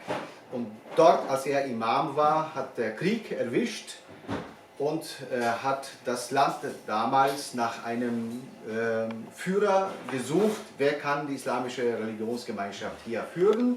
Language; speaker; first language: German; non-native, fluent; Bosnian